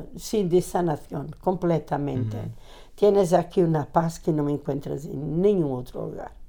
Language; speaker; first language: Spanish; non-native, fluent; Portuguese